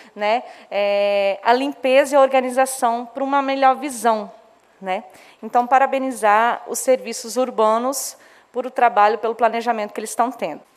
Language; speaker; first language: Portuguese; non-native, local second language; Polish